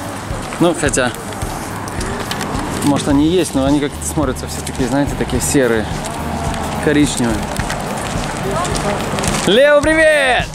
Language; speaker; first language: Russian; native; Russian